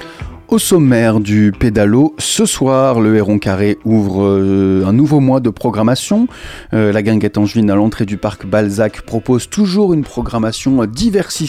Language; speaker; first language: French; native; French